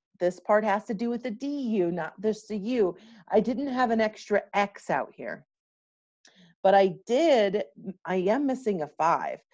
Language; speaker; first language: English; native; English